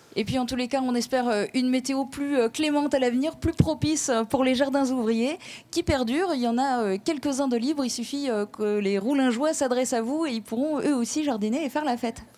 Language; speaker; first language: French; native; French